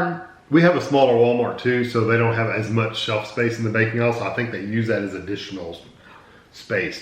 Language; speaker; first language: English; native; English